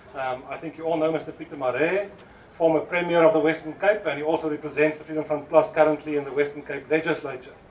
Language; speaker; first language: English; non-native, local second language; Afrikaans